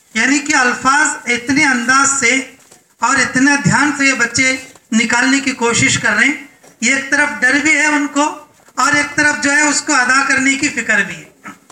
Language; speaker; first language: Urdu; native; Urdu